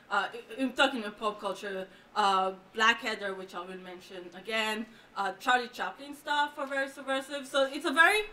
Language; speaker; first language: English; non-native, fluent; Hebrew